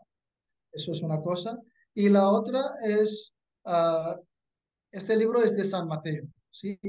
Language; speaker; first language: Spanish; non-native, fluent; Tamil